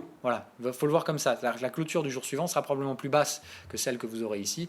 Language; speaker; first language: French; native; French